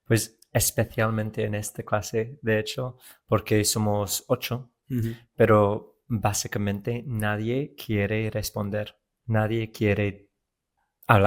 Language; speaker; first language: Spanish; non-native, fluent; English